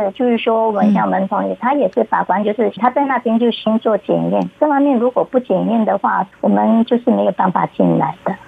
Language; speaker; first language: Chinese; native; Chinese